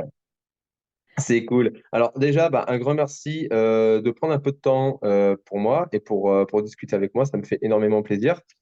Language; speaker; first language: French; native; French